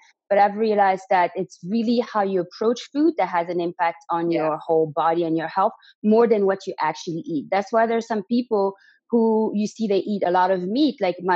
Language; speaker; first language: English; non-native, fluent; French